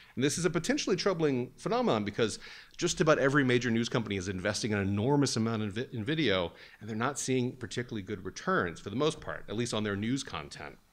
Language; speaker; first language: English; native; English